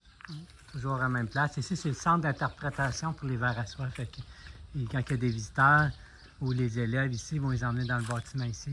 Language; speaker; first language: French; native; French